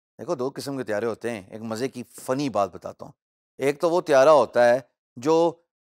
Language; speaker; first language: Urdu; native; Urdu